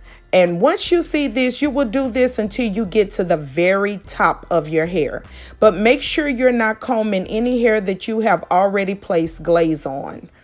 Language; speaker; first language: English; native; English